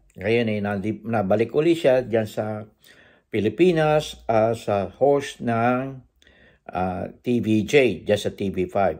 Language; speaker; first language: Filipino; native; Filipino